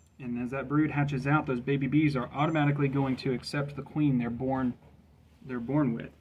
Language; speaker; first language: English; native; English